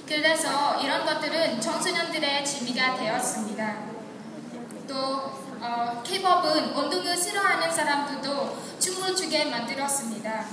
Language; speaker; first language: Korean; non-native, learner; Khmer